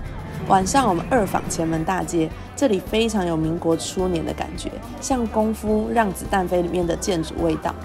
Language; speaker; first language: Chinese; native; Chinese